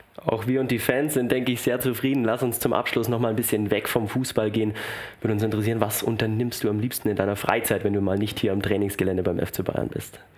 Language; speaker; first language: German; native; German